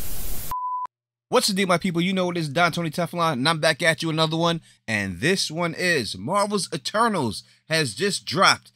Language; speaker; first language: English; native; English